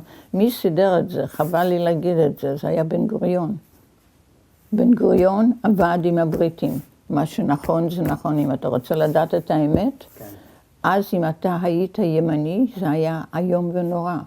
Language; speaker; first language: Hebrew; early bilingual, other home language; Yiddish